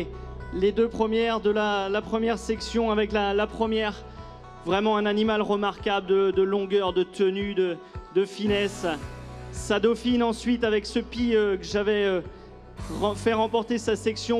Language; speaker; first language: French; native; French